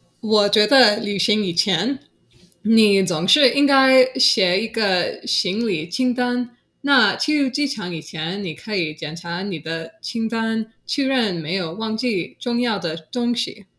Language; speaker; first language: Chinese; non-native, learner; English